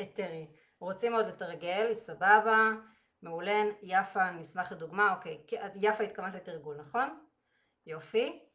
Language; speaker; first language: Hebrew; native; Hebrew